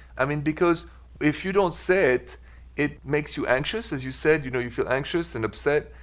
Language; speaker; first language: English; non-native, fluent; French